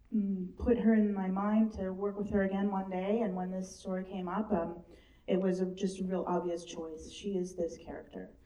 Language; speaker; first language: English; native; English